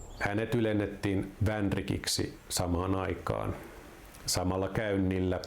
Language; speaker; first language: Finnish; native; Finnish